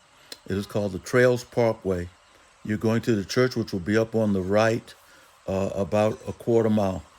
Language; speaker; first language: English; native; English